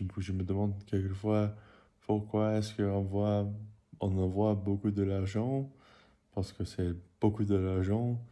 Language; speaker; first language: French; non-native, learner; English